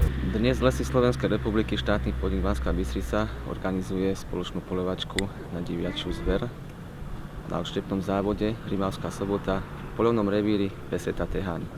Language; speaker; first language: Slovak; native; Slovak